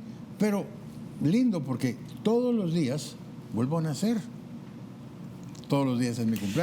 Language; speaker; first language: Spanish; native; Spanish